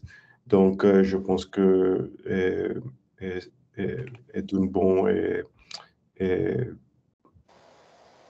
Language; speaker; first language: French; non-native, learner; English